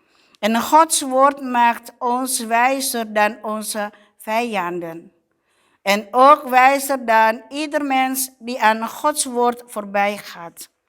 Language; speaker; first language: Dutch; non-native, fluent; Indonesian